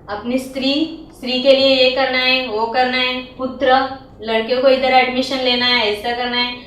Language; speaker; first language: Hindi; non-native, local second language; Marathi